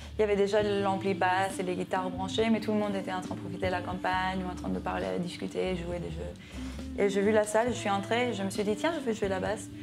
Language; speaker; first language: French; non-native, fluent; Spanish